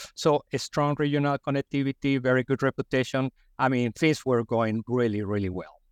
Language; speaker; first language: English; non-native, fluent; Spanish